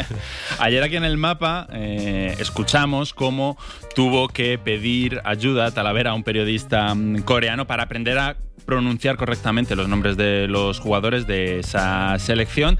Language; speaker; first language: Spanish; native; Spanish